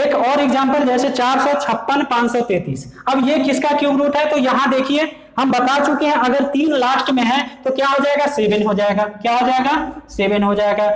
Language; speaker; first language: Hindi; native; Hindi